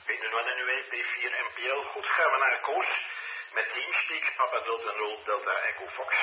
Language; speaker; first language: Dutch; native; Dutch